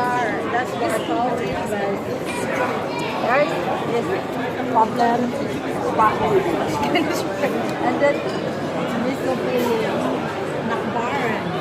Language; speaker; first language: German; non-native, learner; Filipino